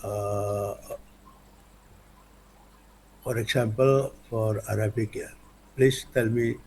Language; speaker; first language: English; non-native, learner; Indonesian